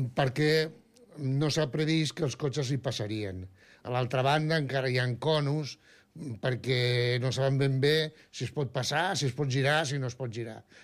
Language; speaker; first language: Catalan; non-native, local second language; Spanish